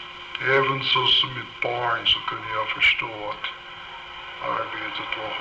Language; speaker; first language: Swedish; early bilingual, heritage; Swedish